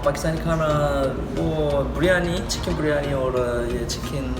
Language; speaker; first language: Hindi; non-native, learner; Korean